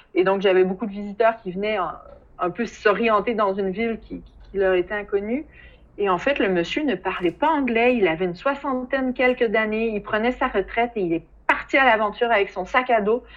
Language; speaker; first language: French; native; French